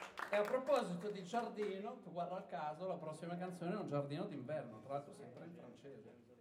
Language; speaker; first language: Italian; native; Italian